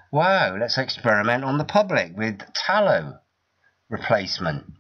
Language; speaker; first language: English; native; English